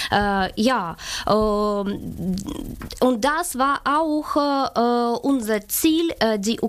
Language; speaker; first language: German; non-native, fluent; Ukrainian